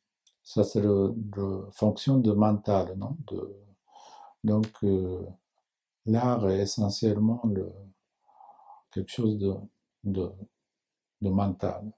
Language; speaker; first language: French; non-native, learner; Japanese